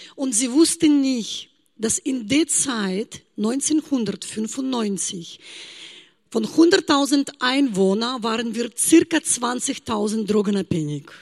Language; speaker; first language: German; non-native, fluent; Russian